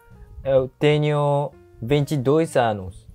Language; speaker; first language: Portuguese; non-native, learner; Japanese